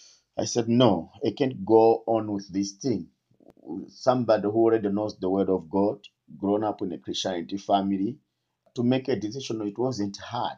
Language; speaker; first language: English; non-native, local second language; Tumbuka